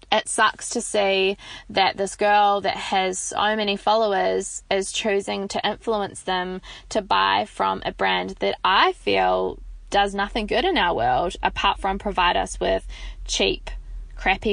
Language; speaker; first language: English; native; English